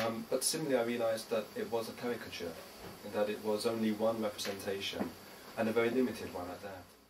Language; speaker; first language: English; native; English